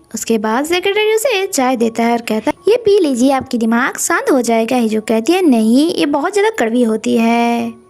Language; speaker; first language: Hindi; non-native, local second language; Bangla